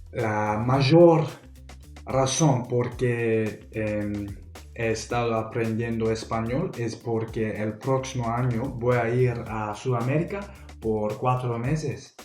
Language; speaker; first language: Spanish; non-native, learner; English